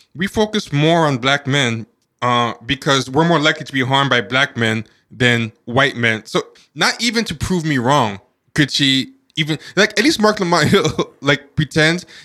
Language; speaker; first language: English; native; English